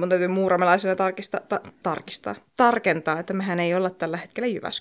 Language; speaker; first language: Finnish; native; Finnish